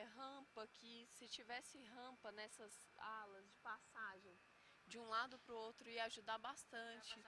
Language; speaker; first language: Portuguese; native; Portuguese